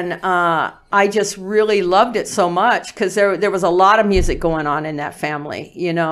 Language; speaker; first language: English; native; English